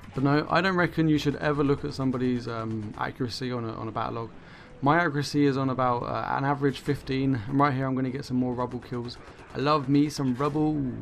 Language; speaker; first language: English; native; English